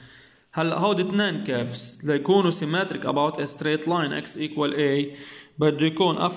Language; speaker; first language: Arabic; native; Arabic